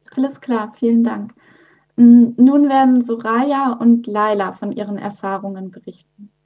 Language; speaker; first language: German; native; German